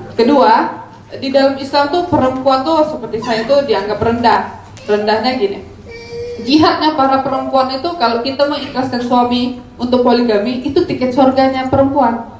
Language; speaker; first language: Indonesian; native; Indonesian